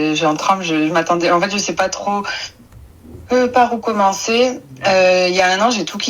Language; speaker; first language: French; native; French